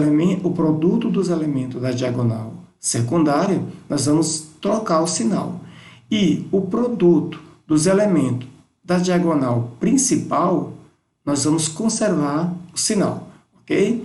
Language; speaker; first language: Portuguese; native; Portuguese